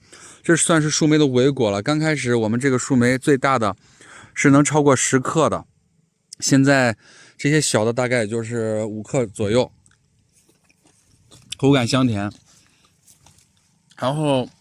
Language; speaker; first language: Chinese; native; Chinese